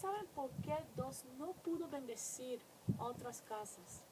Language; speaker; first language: Spanish; non-native, fluent; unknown